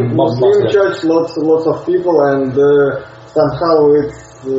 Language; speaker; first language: English; non-native, learner; Russian